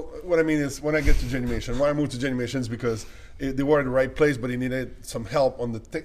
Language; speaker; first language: English; non-native, fluent; French